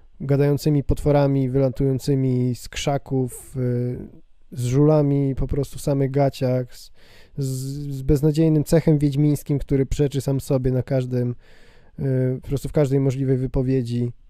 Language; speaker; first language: Polish; native; Polish